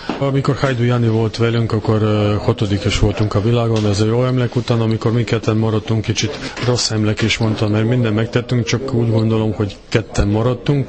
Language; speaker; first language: Hungarian; non-native, fluent; Serbian